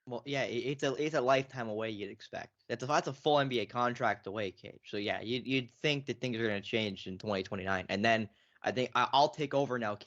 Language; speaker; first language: English; native; English